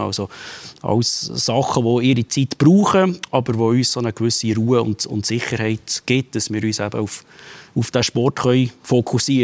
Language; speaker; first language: German; native; German